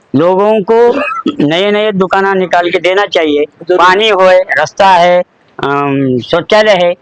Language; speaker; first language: Hindi; non-native, local second language; Marathi